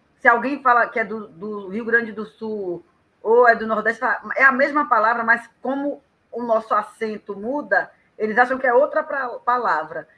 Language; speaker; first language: Portuguese; native; Portuguese